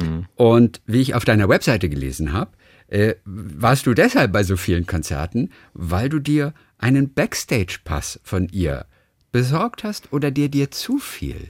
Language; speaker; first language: German; native; German